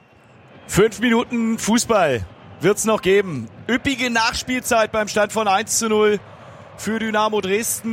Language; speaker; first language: German; native; German